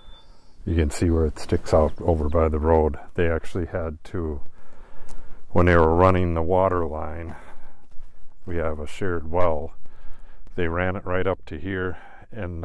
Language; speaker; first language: English; native; English